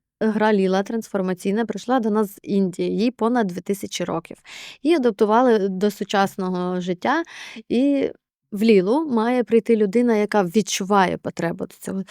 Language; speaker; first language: Ukrainian; native; Ukrainian